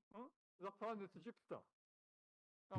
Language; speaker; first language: English; non-native, learner; Japanese